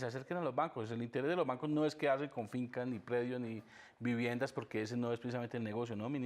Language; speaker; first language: Spanish; native; Spanish